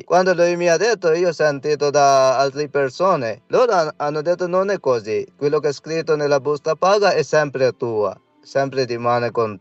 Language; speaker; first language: Italian; non-native, learner; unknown